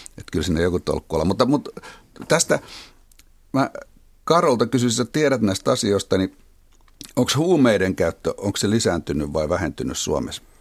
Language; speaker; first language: Finnish; native; Finnish